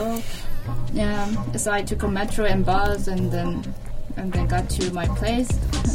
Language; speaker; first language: English; non-native, learner; Korean